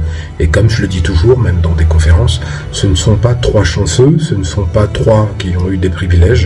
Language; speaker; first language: French; native; French